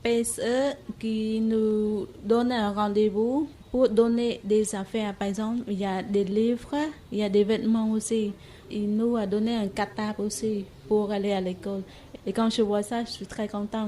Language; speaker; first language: French; non-native, fluent; Khmer